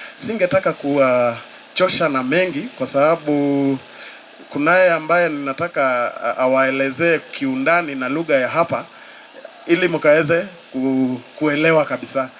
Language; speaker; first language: Swahili; non-native, local second language; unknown